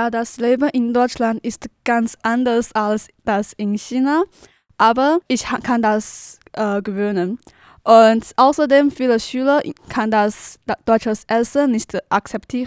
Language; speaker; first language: German; non-native, learner; Chinese